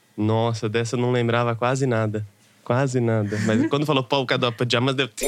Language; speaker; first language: Portuguese; native; Portuguese